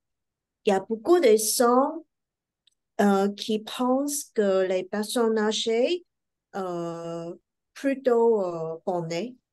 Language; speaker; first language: French; non-native, learner; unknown